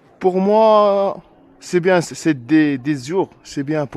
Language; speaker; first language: French; non-native, learner; Arabic